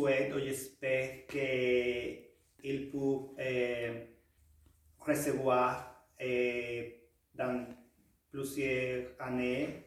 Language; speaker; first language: French; non-native, learner; Spanish